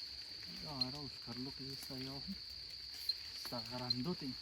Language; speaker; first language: Spanish; native; Spanish